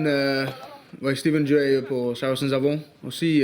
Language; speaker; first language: French; non-native, learner; English